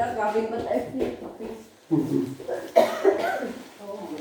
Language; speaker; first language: English; non-native, local second language; Filipino